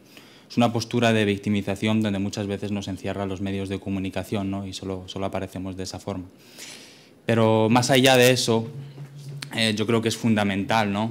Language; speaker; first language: Spanish; native; Spanish